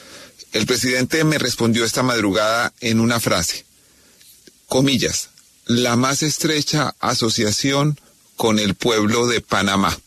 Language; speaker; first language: Spanish; native; Spanish